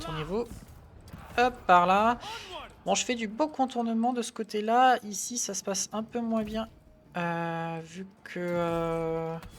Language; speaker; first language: French; native; French